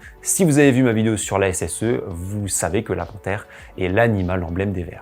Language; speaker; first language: French; native; French